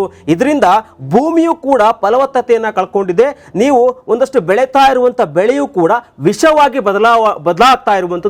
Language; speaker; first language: Kannada; native; Kannada